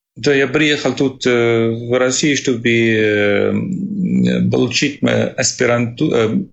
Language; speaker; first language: Russian; non-native, learner; Arabic